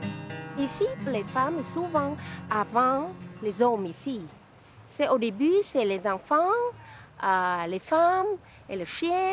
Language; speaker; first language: French; non-native, learner; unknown